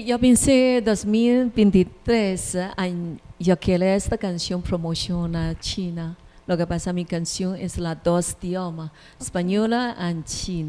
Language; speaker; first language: Spanish; non-native, learner; Chinese